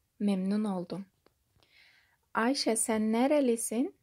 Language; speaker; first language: Turkish; non-native, fluent; Kyrgyz